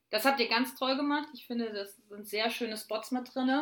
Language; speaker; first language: German; native; German